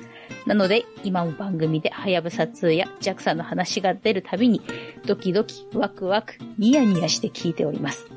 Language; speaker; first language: Japanese; native; Japanese